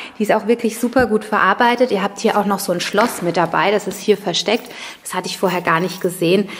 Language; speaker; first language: German; non-native, fluent; Italian